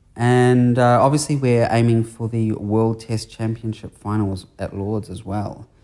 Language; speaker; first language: English; native; English